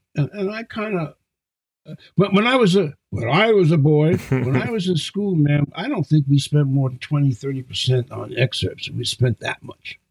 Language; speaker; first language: English; native; English